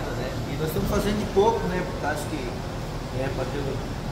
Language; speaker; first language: Portuguese; native; Portuguese